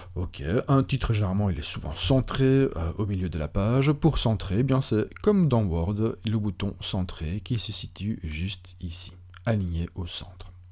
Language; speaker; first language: French; native; French